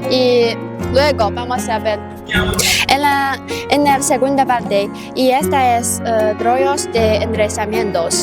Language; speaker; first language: Spanish; non-native, learner; Chinese